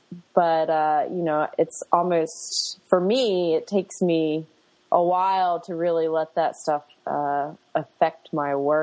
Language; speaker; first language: English; native; English